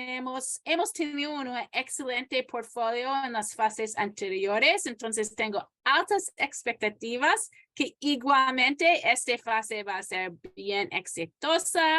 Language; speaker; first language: Spanish; non-native, fluent; English